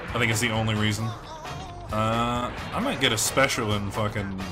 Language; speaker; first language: English; native; English